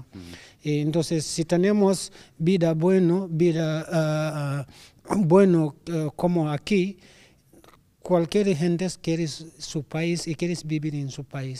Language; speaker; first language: Spanish; non-native, learner; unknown